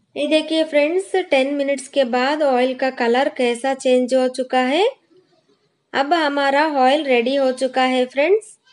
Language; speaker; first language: Hindi; non-native, local second language; Kannada